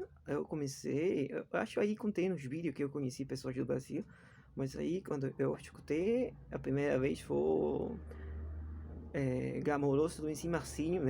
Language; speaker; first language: Portuguese; non-native, fluent; Spanish